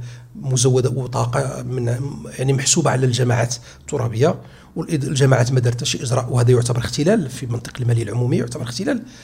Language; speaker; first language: Arabic; native; Arabic